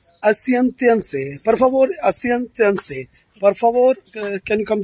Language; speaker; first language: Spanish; non-native, learner; Hindi